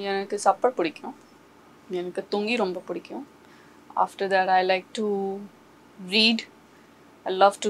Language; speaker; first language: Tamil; non-native, learner; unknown